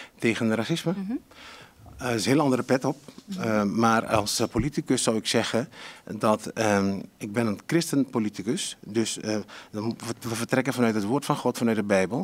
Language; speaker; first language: Dutch; non-native, local second language; Papiamento